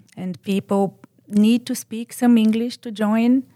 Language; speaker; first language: English; non-native, fluent; Bulgarian